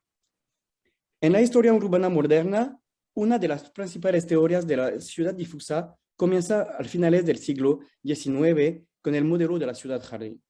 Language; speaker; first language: Spanish; non-native, fluent; French